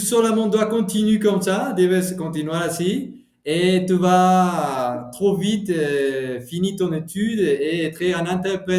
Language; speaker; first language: French; non-native, fluent; Spanish